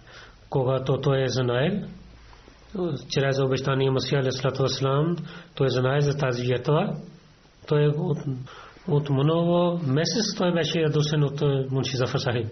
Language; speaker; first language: Bulgarian; non-native, fluent; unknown